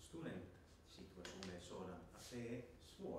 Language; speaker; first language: Swedish; non-native, local second language; Finnish